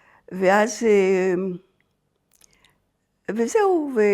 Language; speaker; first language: Hebrew; non-native, fluent; French